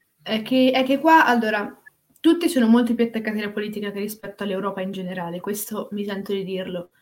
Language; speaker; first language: Italian; native; Italian